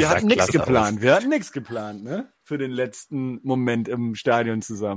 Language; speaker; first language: German; native; German